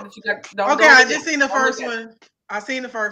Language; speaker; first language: English; native; English